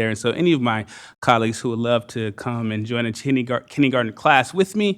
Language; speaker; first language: English; native; English